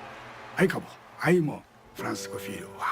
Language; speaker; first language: Portuguese; non-native, learner; Japanese